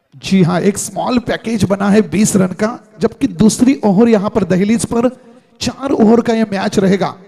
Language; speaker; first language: Hindi; non-native, local second language; Marathi